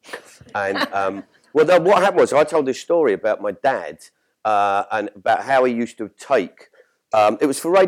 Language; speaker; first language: English; native; English